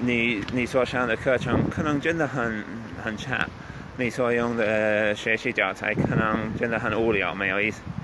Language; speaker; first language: Chinese; non-native, fluent; English